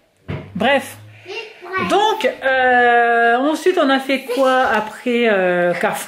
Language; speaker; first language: French; native; French